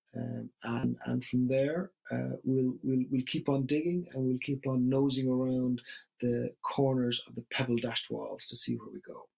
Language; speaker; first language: English; native; English